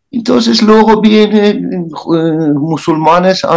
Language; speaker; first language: Spanish; non-native, learner; Persian